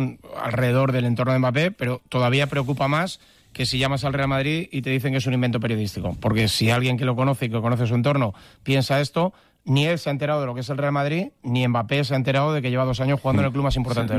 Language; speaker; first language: Spanish; native; Spanish